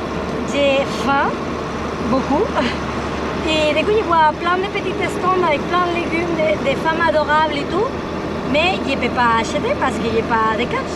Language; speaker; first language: French; non-native, fluent; Spanish